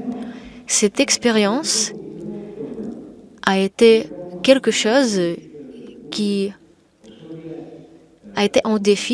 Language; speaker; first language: French; non-native, fluent; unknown